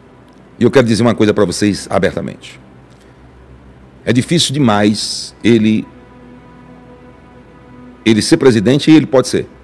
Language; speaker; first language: Portuguese; native; Portuguese